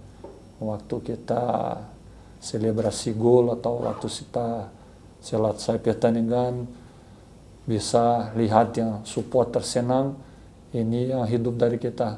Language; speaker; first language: Indonesian; non-native, learner; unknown